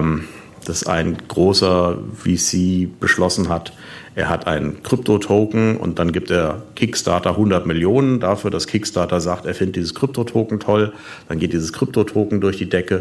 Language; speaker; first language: German; native; German